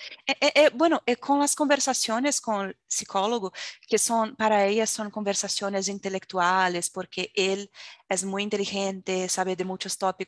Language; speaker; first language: Spanish; non-native, fluent; Portuguese